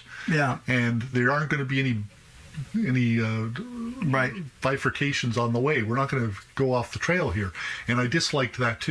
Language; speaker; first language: English; native; English